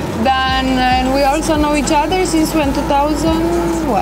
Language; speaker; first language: English; non-native, fluent; Romanian